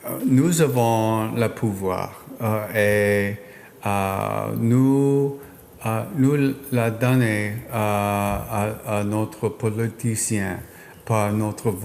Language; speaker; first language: French; non-native, learner; English